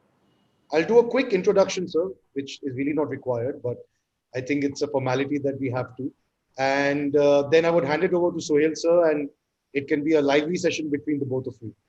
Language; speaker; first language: English; non-native, local second language; Hindi